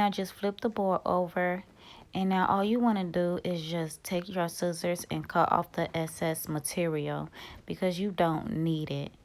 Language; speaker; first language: English; native; English